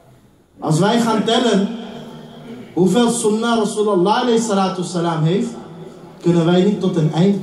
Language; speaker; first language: Dutch; early bilingual, heritage; Urdu